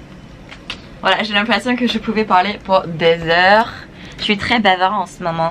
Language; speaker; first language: French; non-native, fluent; English